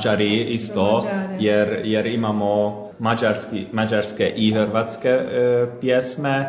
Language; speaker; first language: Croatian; non-native, local second language; Hungarian